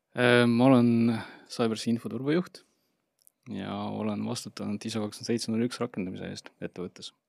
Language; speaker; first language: Estonian; non-native, local second language; Russian